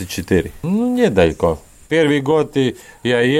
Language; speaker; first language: Russian; non-native, local second language; Latvian